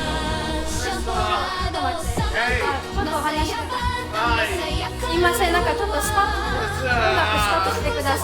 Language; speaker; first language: Japanese; non-native, learner; English